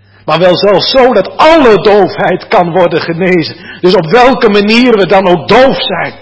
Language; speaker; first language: Dutch; native; Dutch